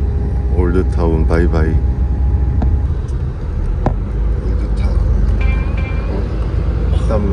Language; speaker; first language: Thai; non-native, learner; Korean